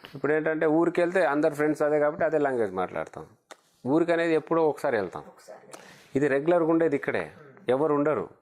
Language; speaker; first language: Telugu; non-native, local second language; Lambadi